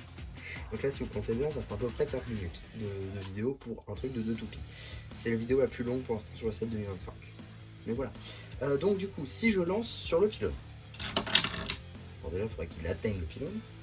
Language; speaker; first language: French; native; French